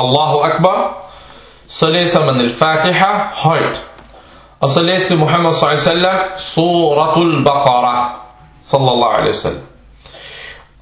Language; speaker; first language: Danish; early bilingual, other home language; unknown